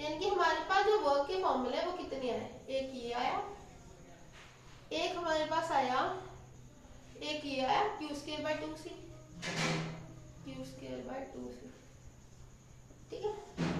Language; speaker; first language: Hindi; native; Hindi